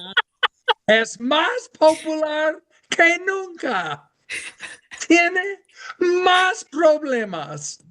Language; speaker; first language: Spanish; non-native, fluent; English